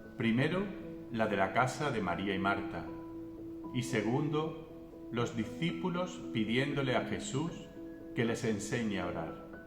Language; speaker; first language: Spanish; native; Spanish